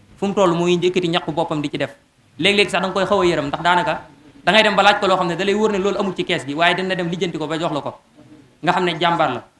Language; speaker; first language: Wolof; native; Wolof